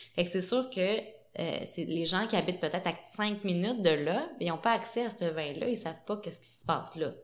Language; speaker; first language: French; native; French